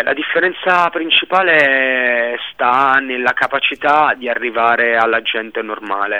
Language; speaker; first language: Italian; native; Italian